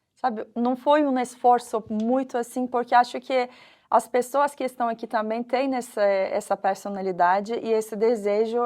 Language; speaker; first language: Portuguese; non-native, fluent; Turkish